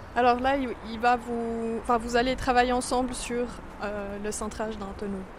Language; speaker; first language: French; native; French